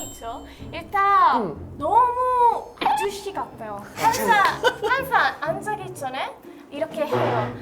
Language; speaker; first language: Korean; early bilingual, other home language; Italian